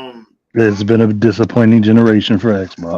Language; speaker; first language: English; native; English